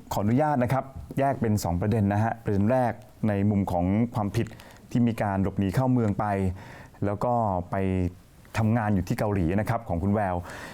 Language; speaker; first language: Thai; native; Thai